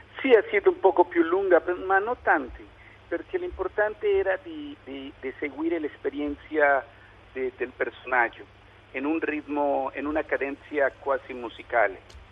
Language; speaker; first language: Italian; non-native, learner; Spanish